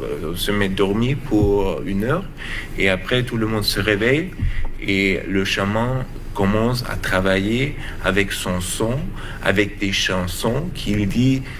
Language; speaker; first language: French; non-native, learner; German